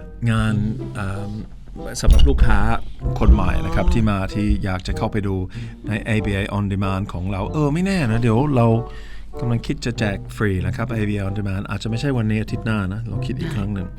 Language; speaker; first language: Thai; non-native, fluent; English